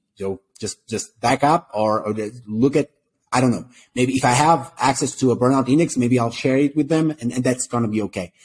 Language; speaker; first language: English; non-native, fluent; Portuguese